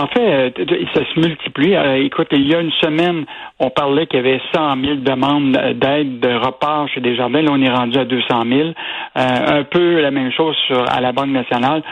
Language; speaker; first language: French; native; French